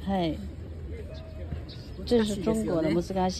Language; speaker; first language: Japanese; non-native, learner; Chinese